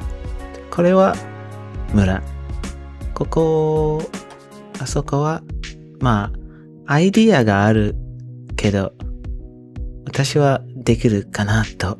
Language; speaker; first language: Japanese; non-native, learner; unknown